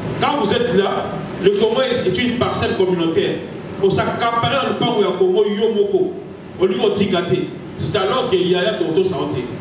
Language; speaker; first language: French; non-native, local second language; Lingala